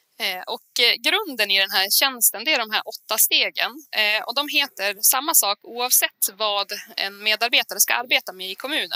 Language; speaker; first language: Swedish; native; Swedish